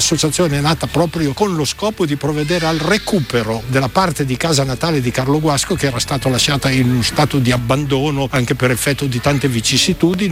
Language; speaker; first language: Italian; native; Italian